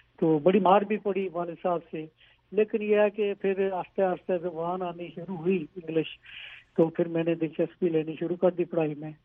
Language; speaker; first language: Urdu; non-native, local second language; Pahari-Potwari